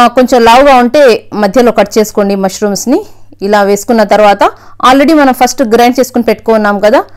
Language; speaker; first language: Telugu; non-native, local second language; Urdu